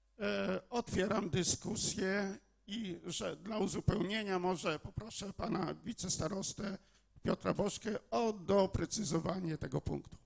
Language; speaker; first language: Polish; native; Polish